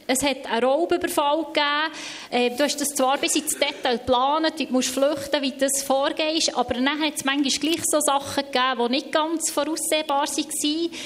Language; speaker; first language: German; native; German